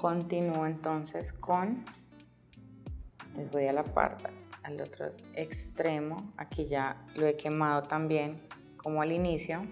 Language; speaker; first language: Spanish; native; Spanish